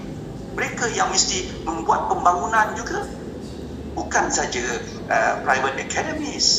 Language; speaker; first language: Indonesian; non-native, local second language; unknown